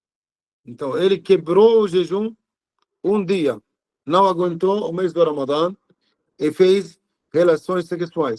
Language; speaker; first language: Portuguese; non-native, learner; Arabic